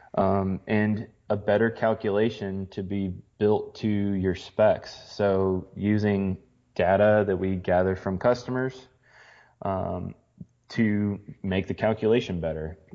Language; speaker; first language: English; native; English